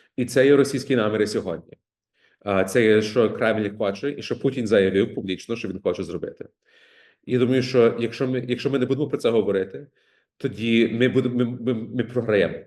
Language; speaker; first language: Ukrainian; early bilingual, heritage; Ukrainian